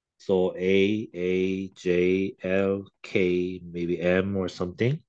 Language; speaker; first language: English; non-native, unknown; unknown